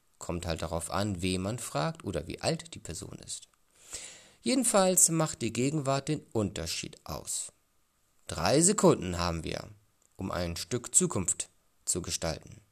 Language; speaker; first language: German; native; German